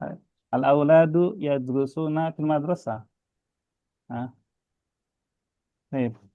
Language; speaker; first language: Arabic; non-native, fluent; Indonesian